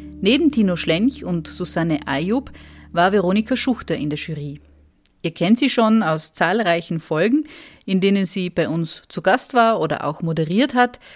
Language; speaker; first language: German; native; German